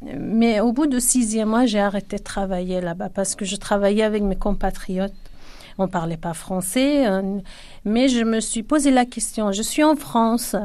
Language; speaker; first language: French; non-native, fluent; Kurdish